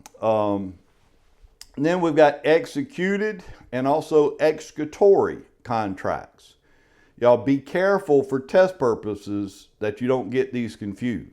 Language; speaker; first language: English; native; English